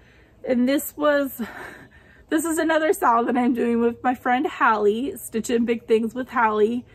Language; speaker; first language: English; native; English